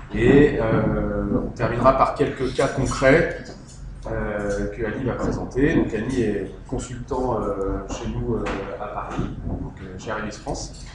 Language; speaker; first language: French; native; French